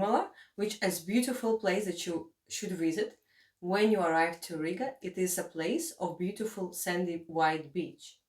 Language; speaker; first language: English; non-native, fluent; Latvian